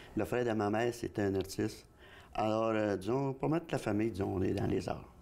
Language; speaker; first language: French; native; French